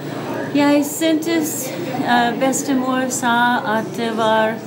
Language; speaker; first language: Norwegian; early bilingual, heritage; English